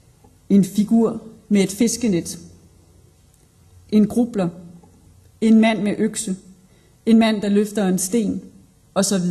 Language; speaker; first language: Danish; native; Danish